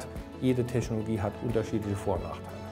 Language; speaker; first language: German; native; German